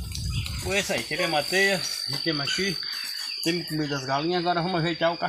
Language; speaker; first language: Portuguese; native; Portuguese